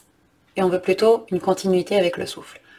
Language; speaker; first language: French; native; French